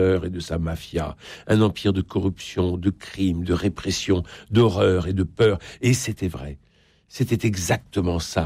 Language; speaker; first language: French; native; French